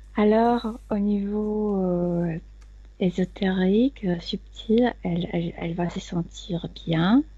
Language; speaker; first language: French; non-native, fluent; Spanish